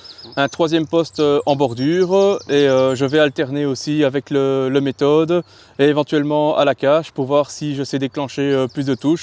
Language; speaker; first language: French; native; French